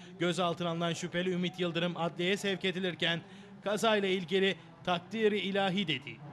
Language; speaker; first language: Turkish; native; Turkish